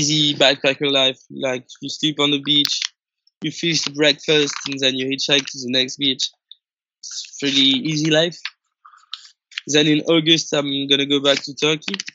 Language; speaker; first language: English; non-native, fluent; French